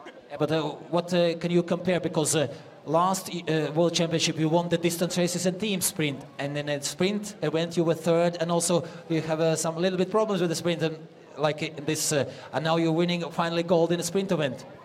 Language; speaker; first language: English; non-native, fluent; Latvian